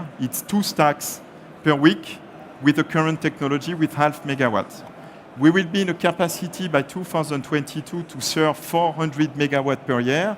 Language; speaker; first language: English; non-native, fluent; French